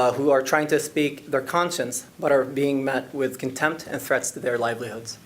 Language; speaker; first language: English; non-native, fluent; Arabic